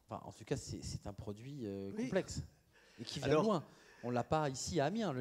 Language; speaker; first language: French; native; French